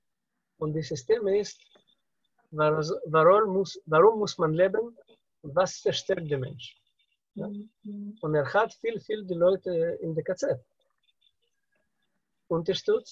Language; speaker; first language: German; non-native, learner; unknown